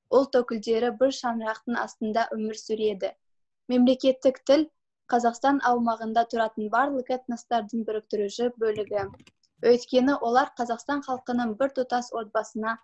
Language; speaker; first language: Kazakh; non-native, local second language; Azerbaijani